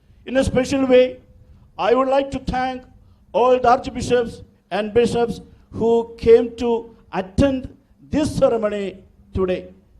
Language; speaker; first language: English; non-native, local second language; Malayalam